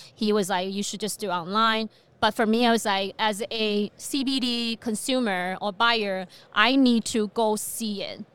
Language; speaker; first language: English; non-native, fluent; Chinese